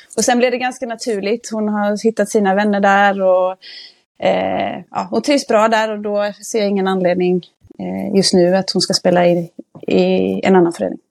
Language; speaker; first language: Swedish; native; Swedish